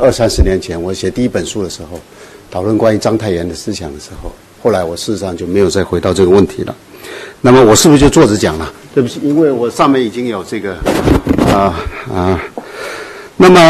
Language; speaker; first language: Chinese; native; Chinese